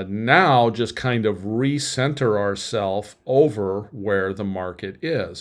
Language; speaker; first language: English; native; English